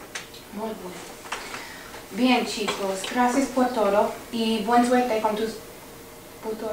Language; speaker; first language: Spanish; non-native, learner; English